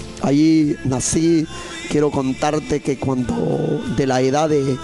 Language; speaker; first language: Spanish; native; Spanish